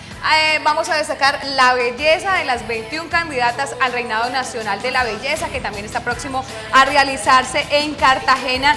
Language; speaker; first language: Spanish; native; Spanish